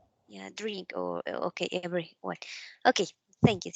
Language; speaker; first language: English; non-native, learner; Spanish